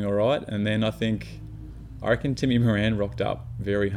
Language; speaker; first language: English; native; English